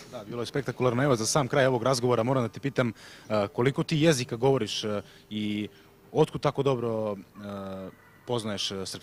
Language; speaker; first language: Serbian; native; Serbian